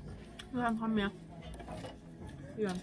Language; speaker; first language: Swedish; early bilingual, other home language; Thai